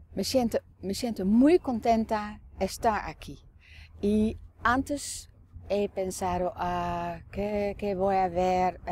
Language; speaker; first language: Spanish; non-native, learner; Dutch